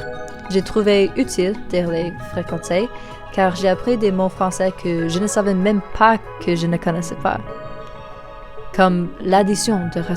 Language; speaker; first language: French; non-native, learner; English